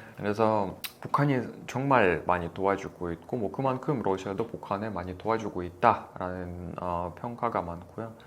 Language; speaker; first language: Korean; non-native, fluent; Russian